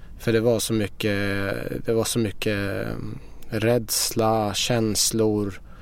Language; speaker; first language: Swedish; early bilingual, other home language; Persian